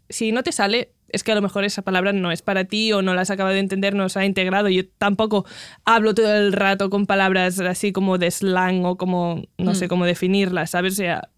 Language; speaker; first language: Spanish; non-native, local second language; Catalan